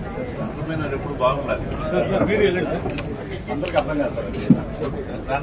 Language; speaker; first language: Telugu; native; Telugu